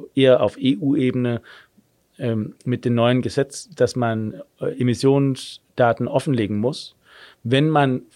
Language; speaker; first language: German; non-native, fluent; Danish